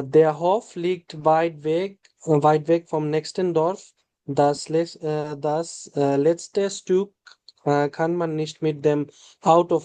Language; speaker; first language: German; non-native, learner; Bangla